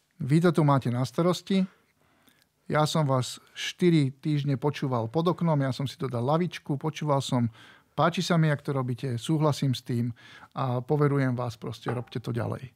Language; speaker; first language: Slovak; native; Slovak